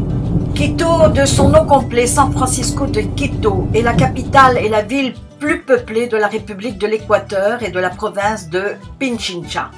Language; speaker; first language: French; native; French